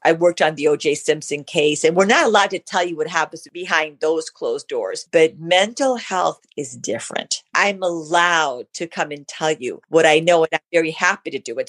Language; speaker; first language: English; early bilingual, other home language; Spanish